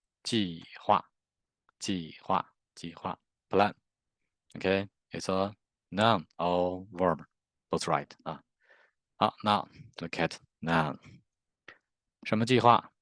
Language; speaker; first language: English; non-native, learner; Chinese